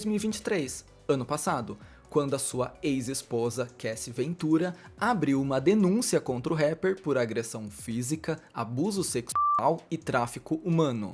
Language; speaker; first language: Portuguese; native; Portuguese